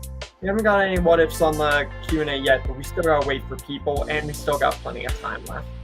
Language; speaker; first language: English; native; English